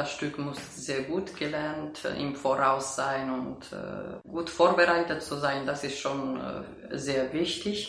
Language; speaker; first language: German; non-native, fluent; Romanian